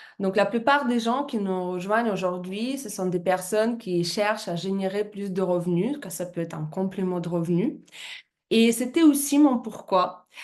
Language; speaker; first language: French; non-native, fluent; Russian